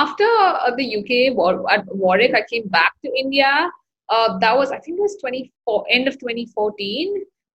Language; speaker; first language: English; non-native, local second language; Hindi